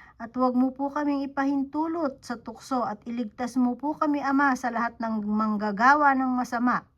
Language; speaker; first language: Filipino; native; Filipino